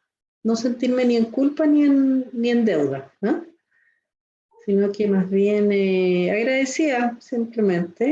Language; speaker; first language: Spanish; native; Spanish